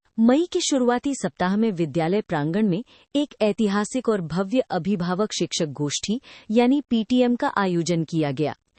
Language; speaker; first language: Hindi; native; Hindi